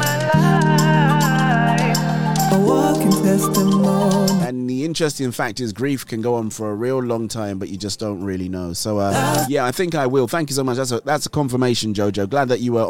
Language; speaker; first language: English; native; English